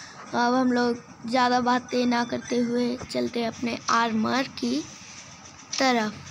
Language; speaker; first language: Hindi; non-native, local second language; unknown